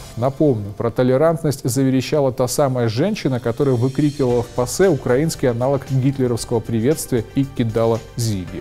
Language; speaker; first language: Russian; native; Russian